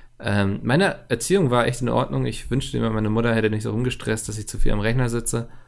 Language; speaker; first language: German; native; German